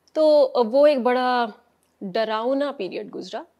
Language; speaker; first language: Urdu; native; Urdu